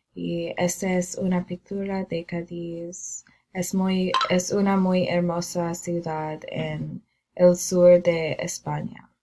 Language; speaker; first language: Spanish; non-native, learner; English